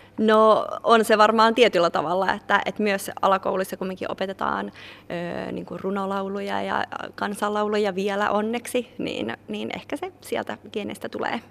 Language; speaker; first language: Finnish; native; Finnish